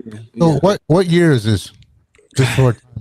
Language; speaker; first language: English; native; English